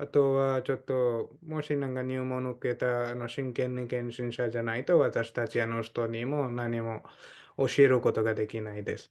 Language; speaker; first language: Japanese; non-native, fluent; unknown